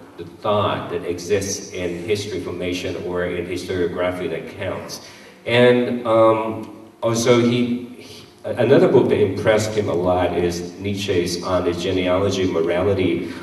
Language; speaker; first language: English; non-native, fluent; Thai